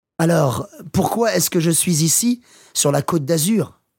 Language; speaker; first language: French; non-native, learner; English